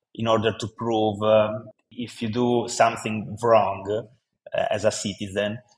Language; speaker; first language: English; non-native, fluent; Italian